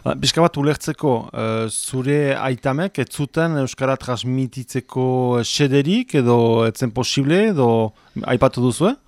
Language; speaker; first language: Basque; native; Basque